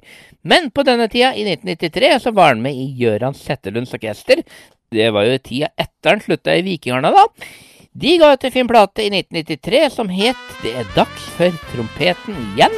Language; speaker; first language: Norwegian; native; Norwegian